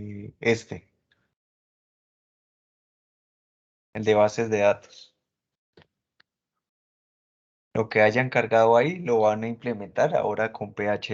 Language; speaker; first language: Spanish; native; Spanish